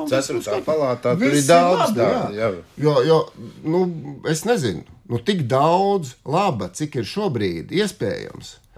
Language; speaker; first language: Latvian; native; Latvian